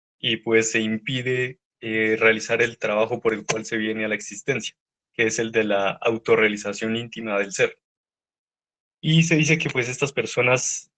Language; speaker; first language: Spanish; native; Spanish